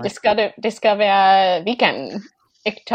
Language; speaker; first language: Danish; non-native, fluent; English